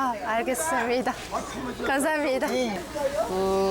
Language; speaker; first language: Korean; non-native, learner; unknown